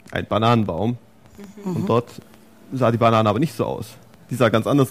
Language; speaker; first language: German; native; German